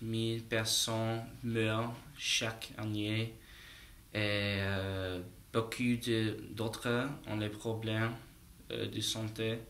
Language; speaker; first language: French; non-native, learner; English